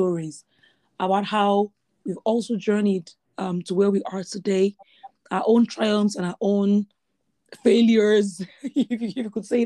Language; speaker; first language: English; non-native, local second language; Yoruba